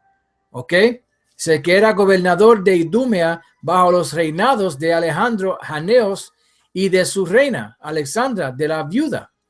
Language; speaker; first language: Spanish; early bilingual, heritage; English